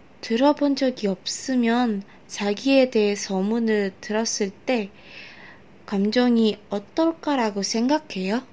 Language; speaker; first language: Korean; non-native, learner; Indonesian